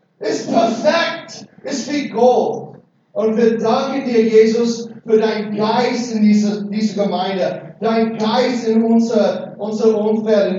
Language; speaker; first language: German; non-native, learner; English